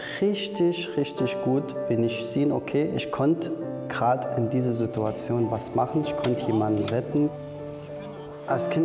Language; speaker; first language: German; non-native, fluent; Arabic